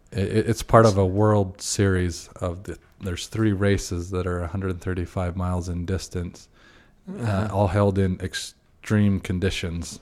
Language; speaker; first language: English; native; English